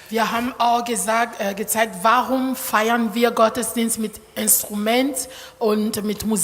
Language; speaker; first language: German; non-native, learner; Lingala